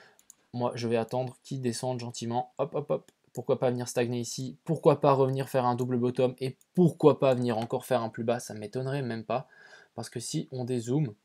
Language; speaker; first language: French; native; French